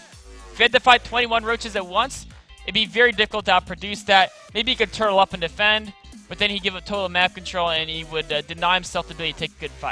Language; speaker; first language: English; native; English